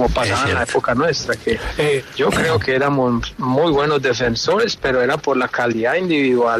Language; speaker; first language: Spanish; native; Spanish